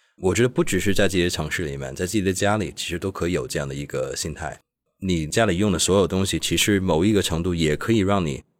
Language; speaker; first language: Chinese; non-native, local second language; Cantonese